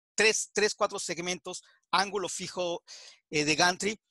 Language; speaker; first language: Spanish; native; Spanish